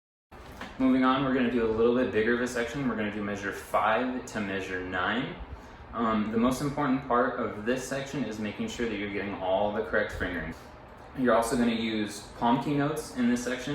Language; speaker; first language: English; native; English